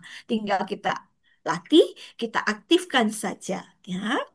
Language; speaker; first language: Indonesian; native; Indonesian